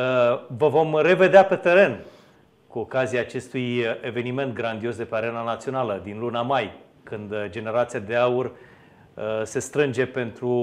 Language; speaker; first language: Romanian; native; Romanian